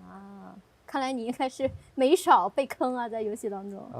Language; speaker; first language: Chinese; native; Chinese